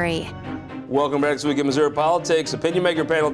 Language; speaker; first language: English; native; English